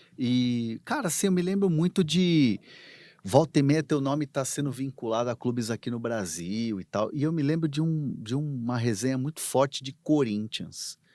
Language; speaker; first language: Portuguese; native; Portuguese